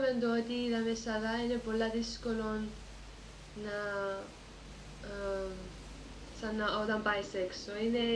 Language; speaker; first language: Greek; early bilingual, heritage; Greek